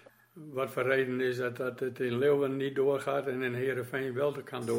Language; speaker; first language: Dutch; native; Dutch